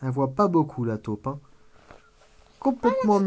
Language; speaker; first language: French; native; French